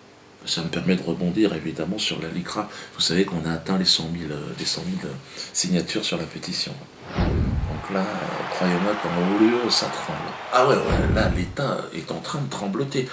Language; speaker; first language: French; native; French